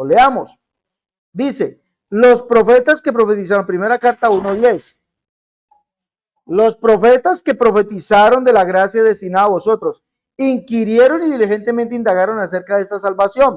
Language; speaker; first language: Spanish; native; Spanish